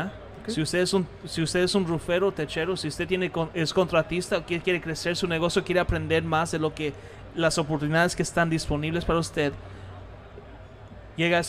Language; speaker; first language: Spanish; early bilingual, heritage; Spanish